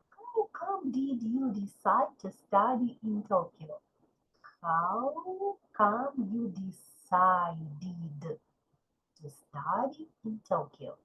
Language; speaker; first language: English; non-native, fluent; Ukrainian